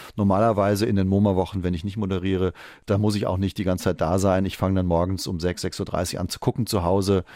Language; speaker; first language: German; native; German